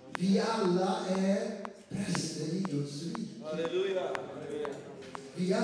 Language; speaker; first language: Swedish; non-native, fluent; Portuguese